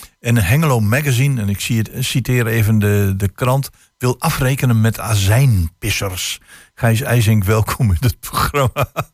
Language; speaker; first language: Dutch; native; Dutch